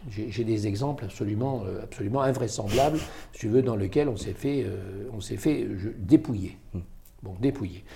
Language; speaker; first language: French; native; French